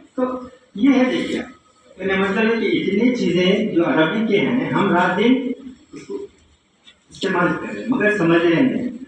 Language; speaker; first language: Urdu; native; Urdu